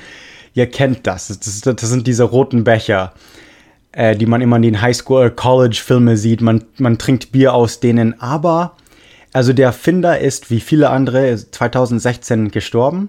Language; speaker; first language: German; non-native, fluent; English